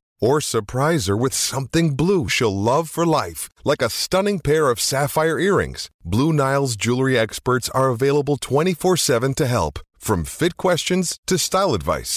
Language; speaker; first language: English; native; English